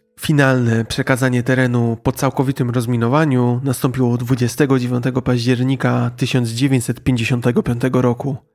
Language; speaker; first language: Polish; native; Polish